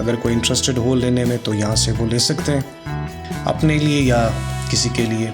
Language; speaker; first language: Urdu; non-native, local second language; Pashto